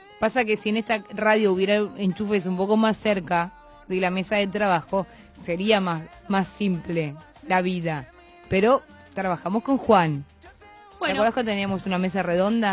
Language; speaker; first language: Spanish; native; Spanish